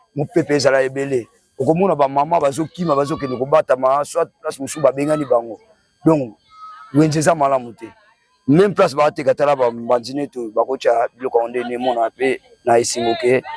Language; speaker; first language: Lingala; non-native, local second language; Kituba (Democratic Republic of Congo)